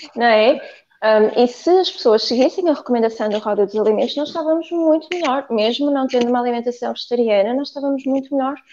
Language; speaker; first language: Portuguese; native; Portuguese